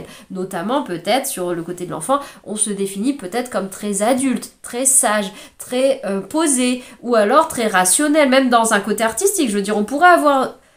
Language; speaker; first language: French; native; French